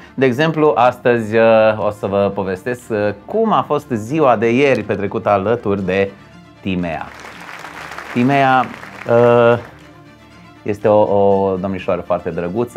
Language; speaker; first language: Romanian; native; Romanian